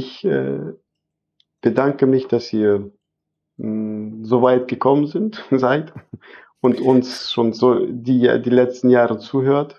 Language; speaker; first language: German; non-native, fluent; Arabic